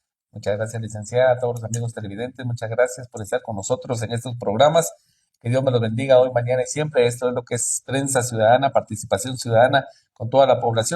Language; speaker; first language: Spanish; native; Spanish